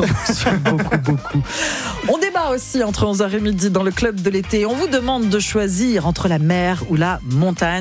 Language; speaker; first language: French; native; French